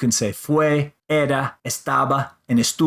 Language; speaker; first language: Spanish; non-native, fluent; English